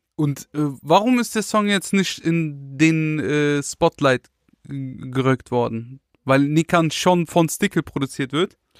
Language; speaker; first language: German; native; German